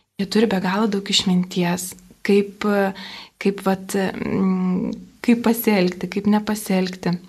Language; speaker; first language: Lithuanian; native; Lithuanian